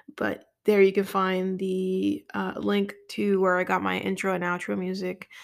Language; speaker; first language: English; early bilingual, other home language; Spanish